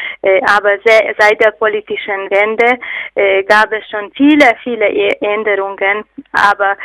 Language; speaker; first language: German; non-native, fluent; Hungarian